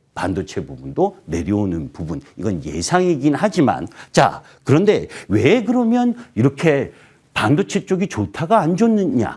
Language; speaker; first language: Korean; native; Korean